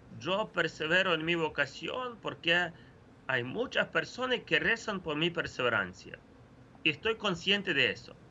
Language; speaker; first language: Spanish; non-native, fluent; Ukrainian